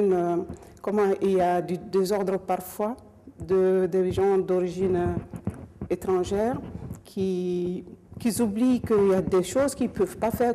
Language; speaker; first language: French; non-native, local second language; Mossi